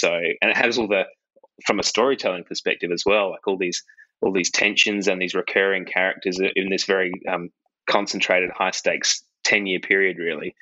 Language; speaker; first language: English; native; English